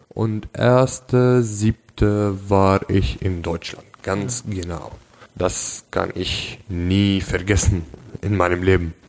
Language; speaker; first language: German; non-native, local second language; Arabic